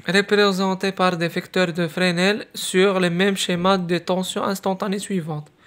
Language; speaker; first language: French; non-native, local second language; Arabic